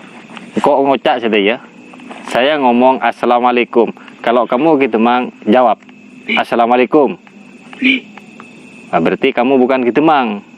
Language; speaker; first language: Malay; non-native, local second language; Madurese